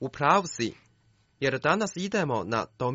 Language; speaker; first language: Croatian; non-native, fluent; Chinese